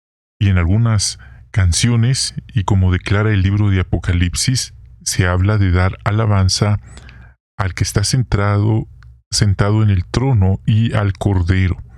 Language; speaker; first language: Spanish; native; Spanish